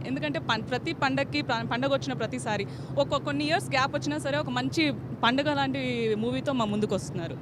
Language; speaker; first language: Telugu; native; Telugu